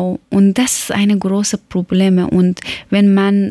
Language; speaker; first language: German; non-native, learner; Persian